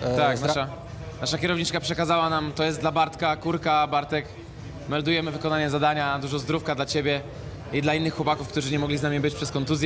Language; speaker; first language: Polish; native; Polish